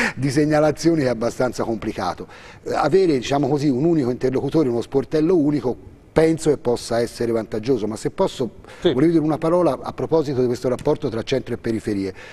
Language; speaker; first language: Italian; native; Italian